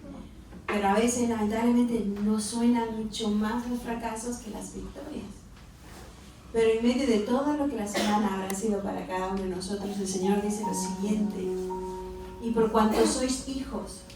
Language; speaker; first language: Spanish; native; Spanish